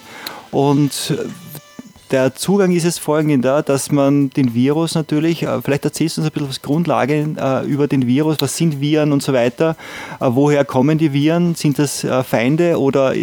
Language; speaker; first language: German; native; German